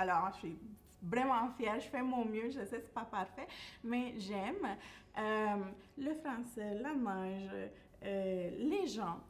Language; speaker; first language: French; non-native, fluent; Spanish